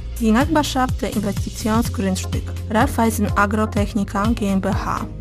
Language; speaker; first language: German; non-native, fluent; Polish